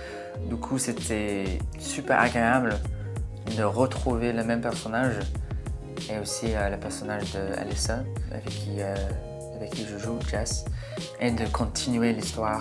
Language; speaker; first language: French; non-native, fluent; English